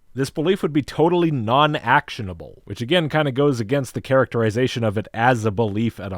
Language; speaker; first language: English; native; English